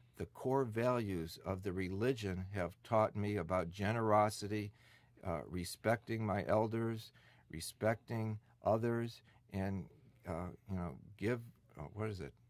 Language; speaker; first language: English; native; English